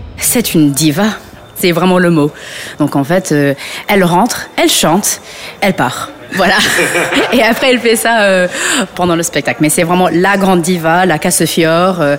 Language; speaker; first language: French; non-native, fluent; English